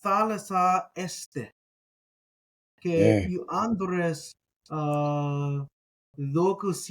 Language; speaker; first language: Greek; non-native, fluent; English